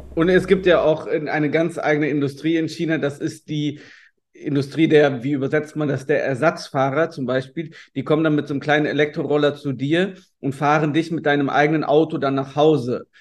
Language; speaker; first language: German; native; German